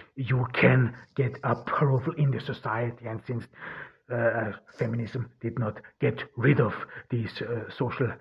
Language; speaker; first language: English; non-native, fluent; Turkish